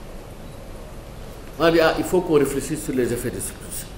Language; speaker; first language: French; non-native, local second language; Wolof